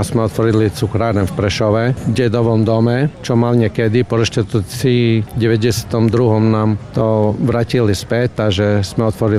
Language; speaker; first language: Slovak; non-native, fluent; Croatian